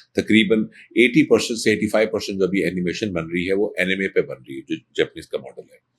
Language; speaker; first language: Urdu; native; Urdu